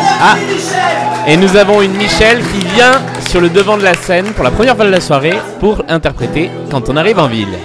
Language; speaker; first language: French; native; French